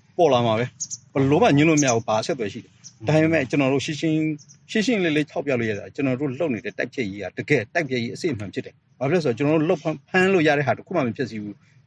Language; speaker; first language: Burmese; non-native, local second language; S'gaw Karen